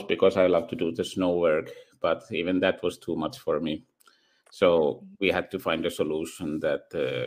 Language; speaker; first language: English; non-native, fluent; Finnish